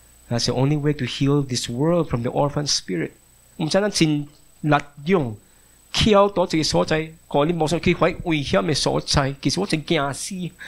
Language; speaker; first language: English; non-native, local second language; Min Nan Chinese